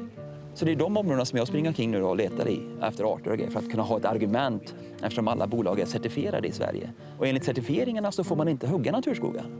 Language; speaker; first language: Swedish; native; Swedish